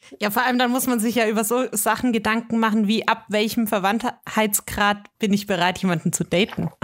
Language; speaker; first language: German; native; German